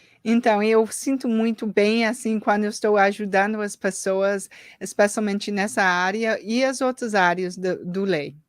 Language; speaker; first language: Portuguese; early bilingual, heritage; English